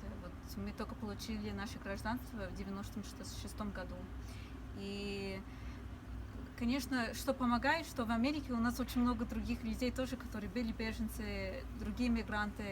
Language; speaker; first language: Russian; early bilingual, heritage; English